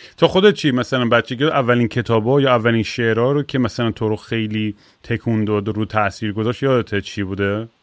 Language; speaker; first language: Persian; early bilingual, heritage; Persian